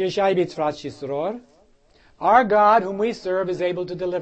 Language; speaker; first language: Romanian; non-native, learner; English